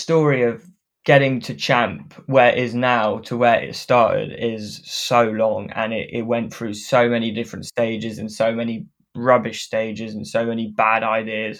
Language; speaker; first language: English; non-native, fluent; French